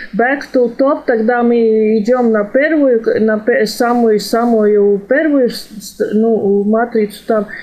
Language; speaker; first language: Russian; non-native, fluent; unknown